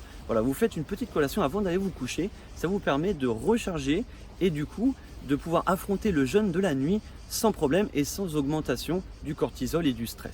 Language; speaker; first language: French; native; French